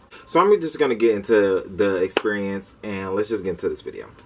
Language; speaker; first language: English; native; English